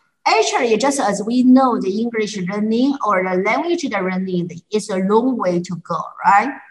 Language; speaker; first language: English; non-native, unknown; Chinese